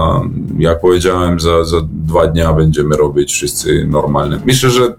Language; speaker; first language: Polish; non-native, learner; Serbian